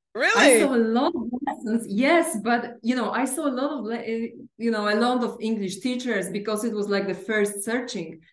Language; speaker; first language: English; non-native, fluent; Polish